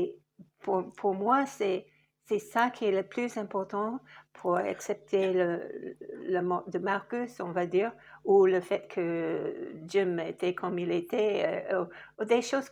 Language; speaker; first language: French; non-native, fluent; English